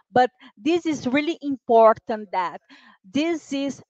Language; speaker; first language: English; non-native, fluent; Portuguese